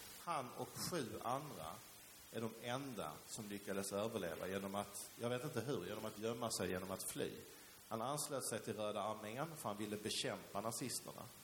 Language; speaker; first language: Swedish; early bilingual, other home language; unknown